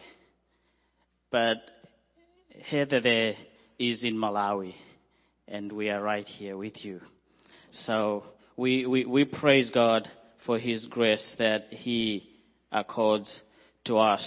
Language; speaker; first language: English; non-native, local second language; Shona